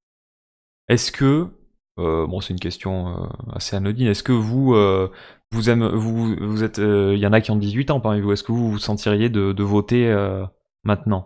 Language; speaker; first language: French; native; French